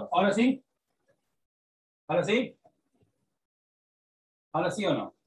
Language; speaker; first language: Spanish; native; Spanish